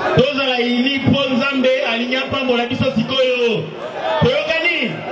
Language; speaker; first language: Lingala; native; Lingala